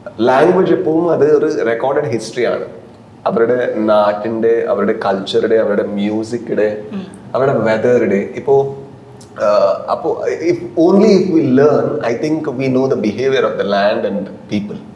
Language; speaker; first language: Malayalam; non-native, learner; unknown